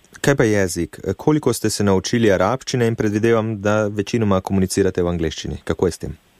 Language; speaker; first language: Slovenian; native; Slovenian